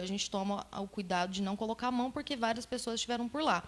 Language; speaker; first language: Portuguese; native; Portuguese